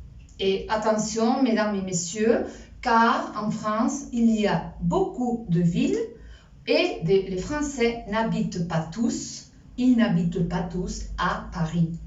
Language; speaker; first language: French; non-native, fluent; Spanish